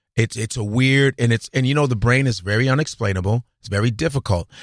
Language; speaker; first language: English; native; English